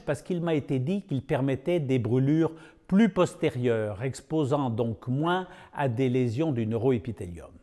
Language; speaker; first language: French; native; French